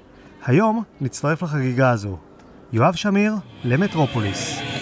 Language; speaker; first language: Hebrew; native; Hebrew